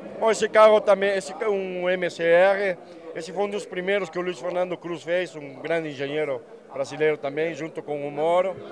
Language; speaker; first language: Portuguese; non-native, fluent; Spanish